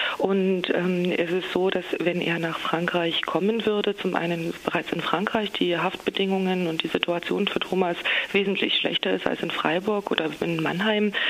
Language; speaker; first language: German; native; German